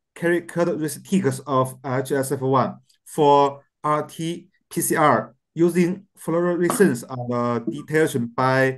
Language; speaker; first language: English; non-native, learner; Chinese